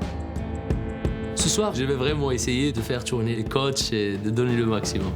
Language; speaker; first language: French; non-native, local second language; Arabic